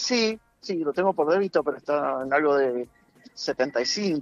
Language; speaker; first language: Spanish; native; Spanish